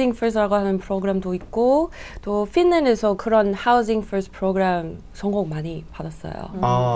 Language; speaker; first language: Korean; non-native, learner; English